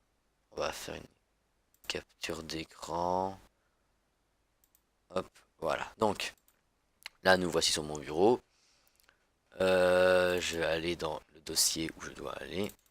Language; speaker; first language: French; native; French